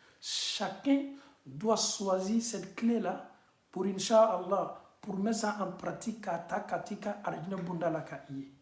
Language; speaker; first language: French; non-native, local second language; Bambara